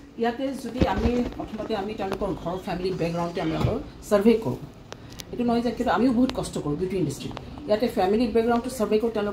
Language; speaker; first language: Assamese; native; Assamese